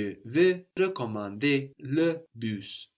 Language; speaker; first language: French; non-native, fluent; English